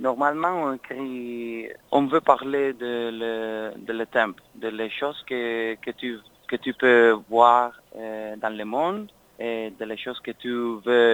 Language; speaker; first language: French; non-native, learner; Spanish